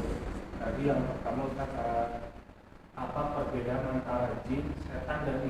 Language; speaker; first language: Indonesian; native; Indonesian